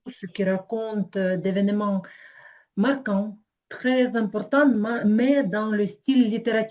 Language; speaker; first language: French; non-native, fluent; Ukrainian